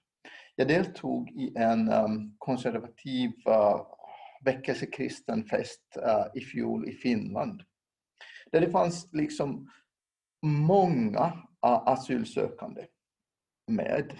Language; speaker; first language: Swedish; non-native, local second language; Finnish